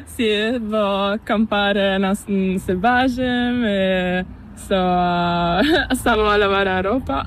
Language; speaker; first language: Spanish; non-native, learner; Italian